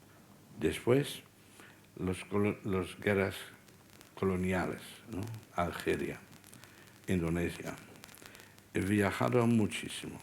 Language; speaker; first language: Spanish; non-native, fluent; Dutch